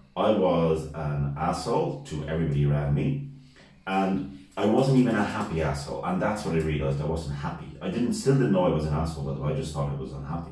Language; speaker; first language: English; native; English